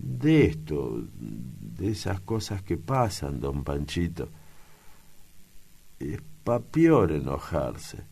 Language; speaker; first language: Spanish; native; Spanish